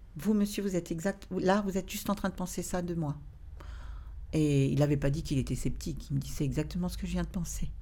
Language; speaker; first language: French; native; French